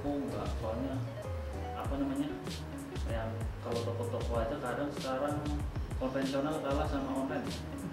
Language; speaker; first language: Indonesian; non-native, local second language; Javanese